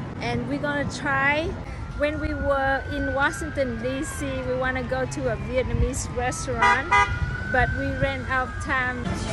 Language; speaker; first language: English; non-native, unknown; Vietnamese